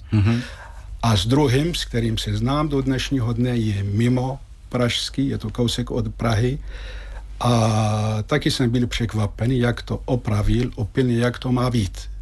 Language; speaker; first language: Czech; non-native, fluent; Arabic